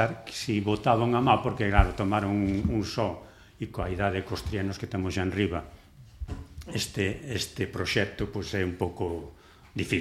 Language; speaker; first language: Galician; native; Galician